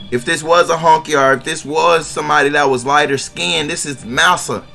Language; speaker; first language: English; native; English